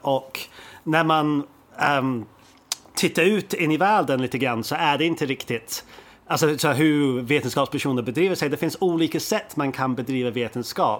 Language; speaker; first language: Swedish; native; Swedish